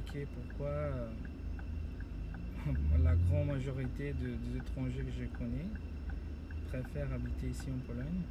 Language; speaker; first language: French; non-native, fluent; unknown